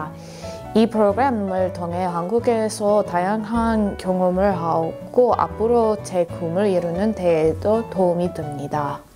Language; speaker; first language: Korean; non-native, fluent; English